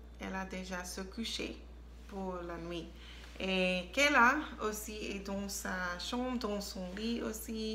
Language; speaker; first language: French; non-native, learner; English